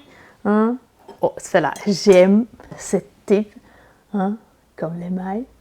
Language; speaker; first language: French; non-native, learner; Italian